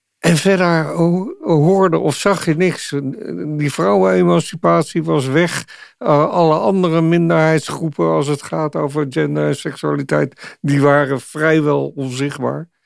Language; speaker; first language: Dutch; native; Dutch